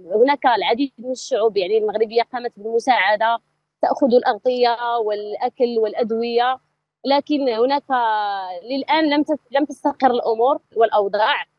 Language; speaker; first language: Arabic; native; Arabic